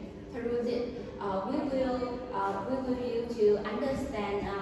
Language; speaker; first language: English; non-native, learner; Vietnamese